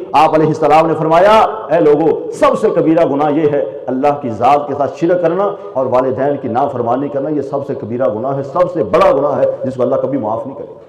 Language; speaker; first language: Urdu; non-native, local second language; Punjabi